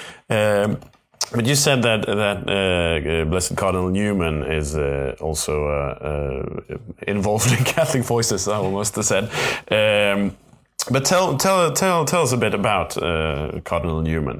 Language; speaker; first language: English; non-native, fluent; Swedish